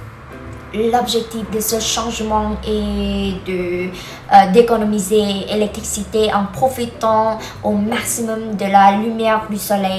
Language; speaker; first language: French; non-native, learner; Vietnamese